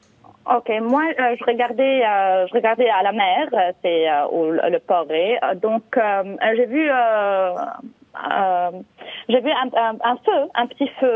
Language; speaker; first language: French; non-native, local second language; Arabic